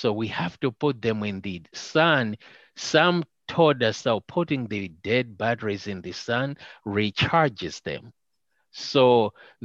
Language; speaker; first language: English; non-native, local second language; Nyanja